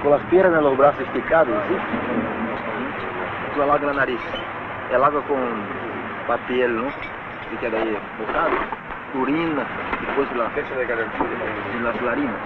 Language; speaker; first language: Spanish; non-native, learner; Portuguese